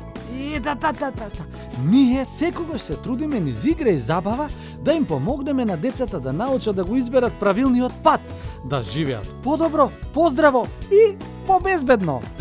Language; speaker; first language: Macedonian; native; Macedonian